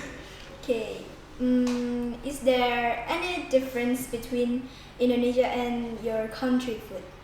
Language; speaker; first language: English; non-native, learner; Indonesian